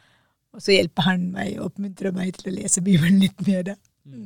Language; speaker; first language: Norwegian; non-native, fluent; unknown